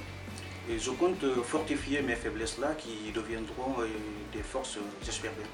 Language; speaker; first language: French; non-native, local second language; Wolof